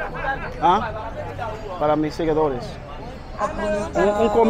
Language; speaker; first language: Portuguese; non-native, learner; English